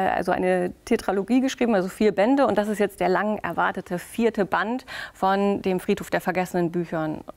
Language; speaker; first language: German; native; German